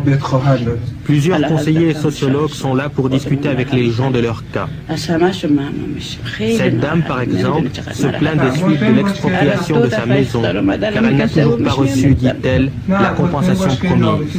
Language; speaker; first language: French; native; French